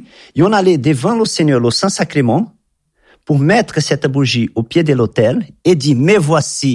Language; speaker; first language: French; non-native, fluent; Portuguese